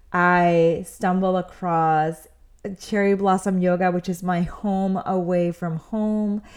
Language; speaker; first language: English; early bilingual, other home language; Spanish